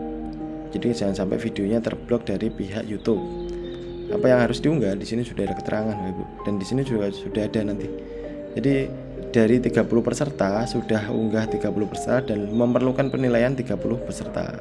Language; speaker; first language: Indonesian; native; Indonesian